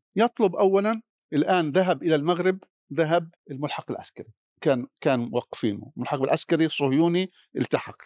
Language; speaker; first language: Arabic; native; Arabic